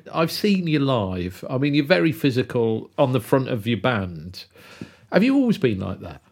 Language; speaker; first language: English; native; English